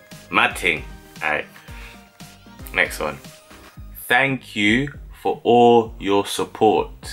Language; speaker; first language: English; native; English